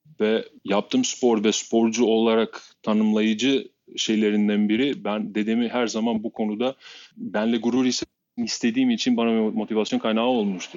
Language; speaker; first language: Turkish; non-native, fluent; Albanian